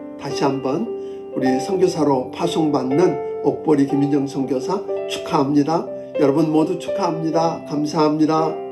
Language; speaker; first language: Korean; native; Korean